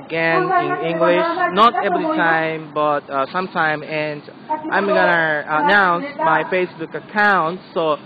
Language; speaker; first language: English; non-native, learner; Japanese